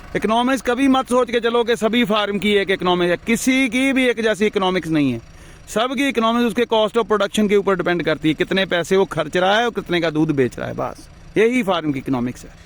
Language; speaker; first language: Hindi; non-native, local second language; Punjabi